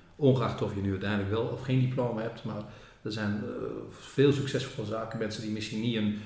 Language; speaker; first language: Dutch; native; Dutch